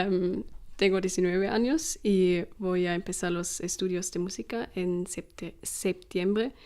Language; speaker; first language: Spanish; non-native, fluent; German